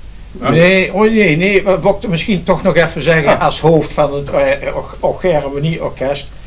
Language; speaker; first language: Dutch; native; Dutch